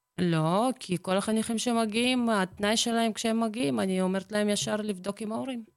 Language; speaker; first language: Hebrew; early bilingual, other home language; Russian